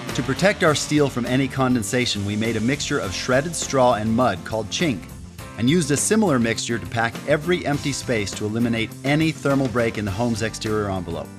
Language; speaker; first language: English; native; English